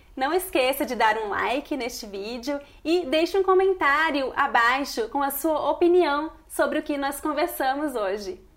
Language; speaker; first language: Portuguese; native; Portuguese